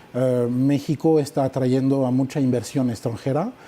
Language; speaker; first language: Spanish; non-native, fluent; French